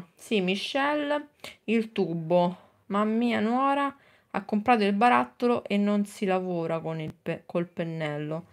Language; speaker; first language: Italian; native; Italian